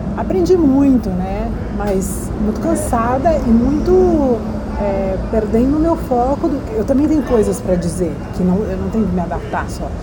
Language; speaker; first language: Portuguese; early bilingual, other home language; Spanish